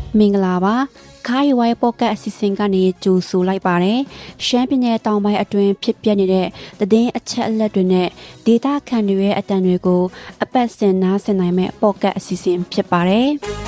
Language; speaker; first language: Burmese; non-native, local second language; Shan